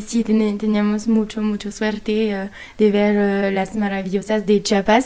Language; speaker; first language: Spanish; non-native, learner; French